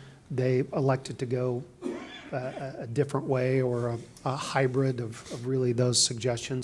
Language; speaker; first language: English; native; English